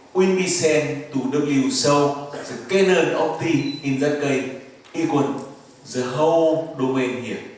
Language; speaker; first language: English; non-native, fluent; Vietnamese